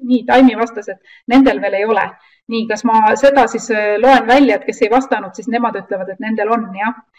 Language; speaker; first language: Estonian; native; Estonian